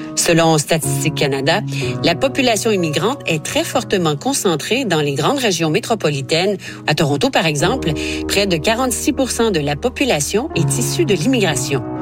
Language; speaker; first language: French; native; French